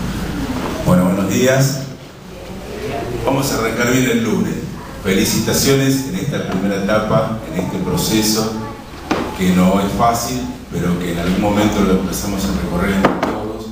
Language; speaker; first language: Spanish; native; Spanish